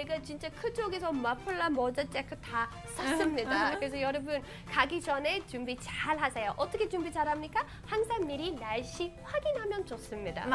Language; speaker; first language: Korean; non-native, fluent; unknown